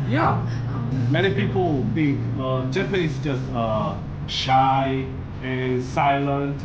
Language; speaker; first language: English; non-native, learner; Korean